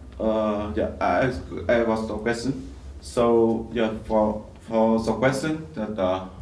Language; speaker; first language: English; non-native, learner; Vietnamese